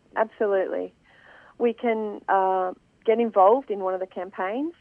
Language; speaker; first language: English; native; English